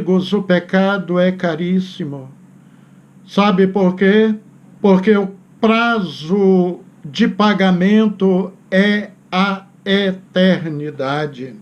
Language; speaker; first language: Portuguese; native; Portuguese